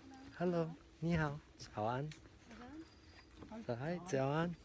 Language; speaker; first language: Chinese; non-native, learner; English